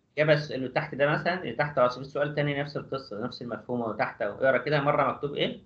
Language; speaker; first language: Arabic; native; Arabic